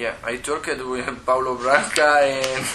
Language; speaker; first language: English; non-native, learner; Italian